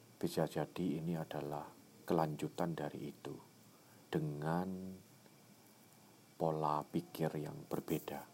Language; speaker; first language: Indonesian; native; Indonesian